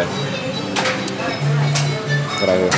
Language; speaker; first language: Spanish; non-native, learner; English